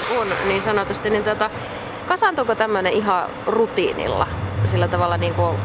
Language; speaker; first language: Finnish; native; Finnish